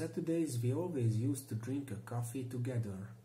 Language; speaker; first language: English; non-native, fluent; Hungarian